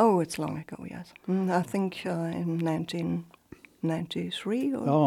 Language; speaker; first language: English; non-native, fluent; German